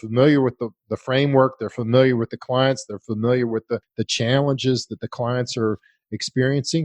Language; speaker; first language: English; native; English